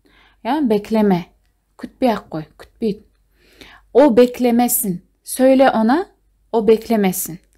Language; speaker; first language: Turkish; non-native, fluent; Kazakh